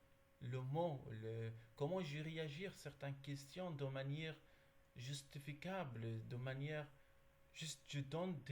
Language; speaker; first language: French; non-native, learner; Arabic